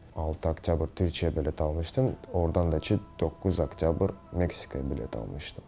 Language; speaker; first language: Azerbaijani; early bilingual, heritage; Azerbaijani